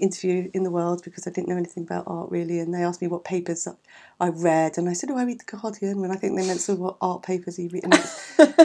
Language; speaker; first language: English; native; English